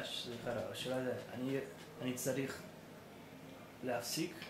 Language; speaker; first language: Hebrew; non-native, fluent; English